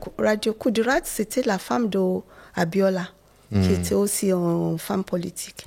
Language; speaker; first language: French; non-native, fluent; Yoruba